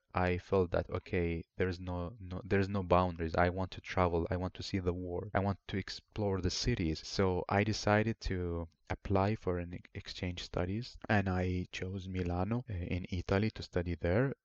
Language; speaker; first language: English; non-native, fluent; Arabic